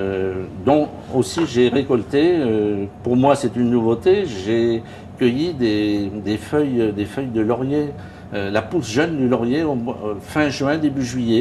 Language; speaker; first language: French; native; French